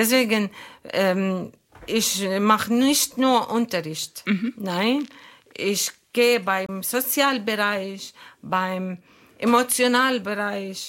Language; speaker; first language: German; non-native, learner; Arabic